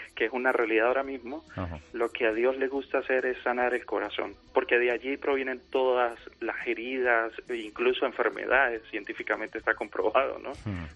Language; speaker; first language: Spanish; native; Spanish